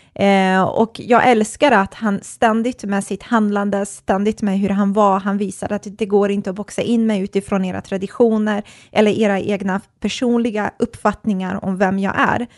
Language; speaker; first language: Swedish; early bilingual, other home language; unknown